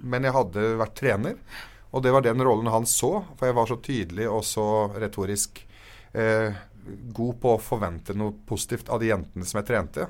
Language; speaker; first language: Norwegian; early bilingual, other home language; Arabic